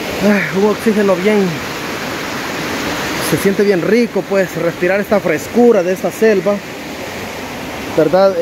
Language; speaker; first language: Spanish; native; Spanish